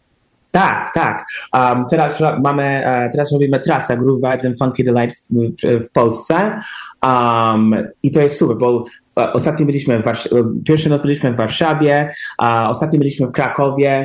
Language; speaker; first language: Polish; early bilingual, heritage; English